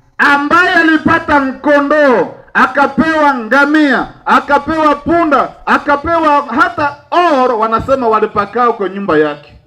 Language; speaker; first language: Swahili; non-native, local second language; Nande